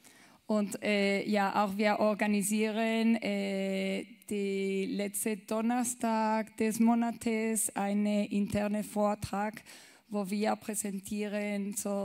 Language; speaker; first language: German; non-native, learner; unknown